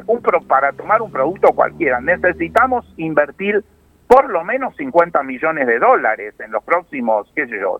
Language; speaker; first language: Spanish; native; Spanish